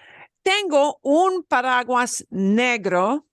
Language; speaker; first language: Spanish; non-native, fluent; English